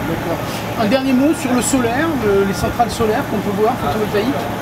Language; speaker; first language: French; non-native, fluent; Polish